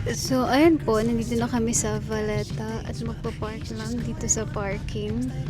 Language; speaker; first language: Filipino; native; Filipino